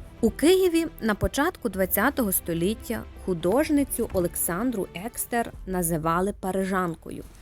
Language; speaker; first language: Ukrainian; native; Ukrainian